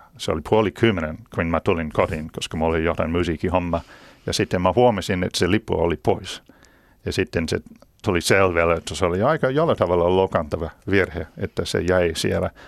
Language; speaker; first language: Finnish; non-native, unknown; English